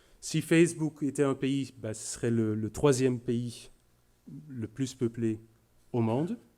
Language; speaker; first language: French; non-native, local second language; Dutch